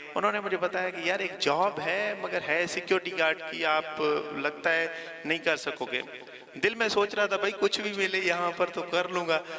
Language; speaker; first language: Urdu; non-native, local second language; Saraiki